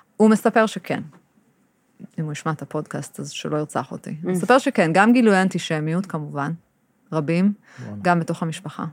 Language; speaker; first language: Hebrew; early bilingual, other home language; English